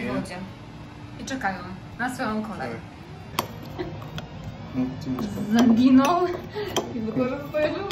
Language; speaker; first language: Polish; native; Polish